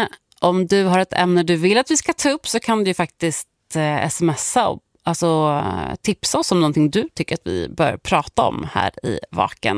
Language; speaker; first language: Swedish; native; Swedish